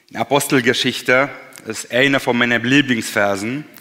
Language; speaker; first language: German; non-native, fluent; Hungarian